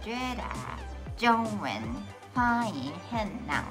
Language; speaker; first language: Chinese; non-native, learner; Japanese